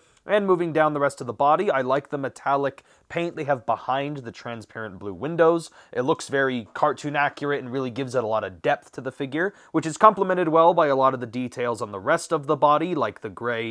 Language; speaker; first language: English; native; English